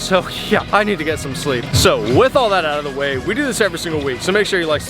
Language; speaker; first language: English; native; English